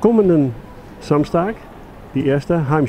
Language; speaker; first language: German; non-native, learner; Dutch